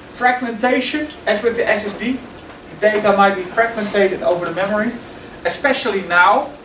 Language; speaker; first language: English; non-native, fluent; Dutch